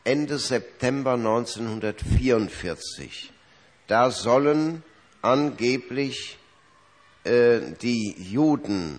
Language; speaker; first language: German; native; German